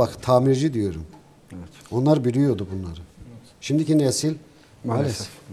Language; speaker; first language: Turkish; native; Turkish